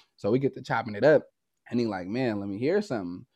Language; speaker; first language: English; native; English